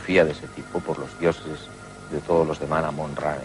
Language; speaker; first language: Spanish; native; Spanish